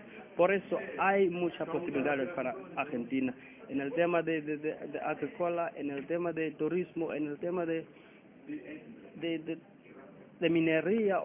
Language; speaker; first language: Spanish; non-native, learner; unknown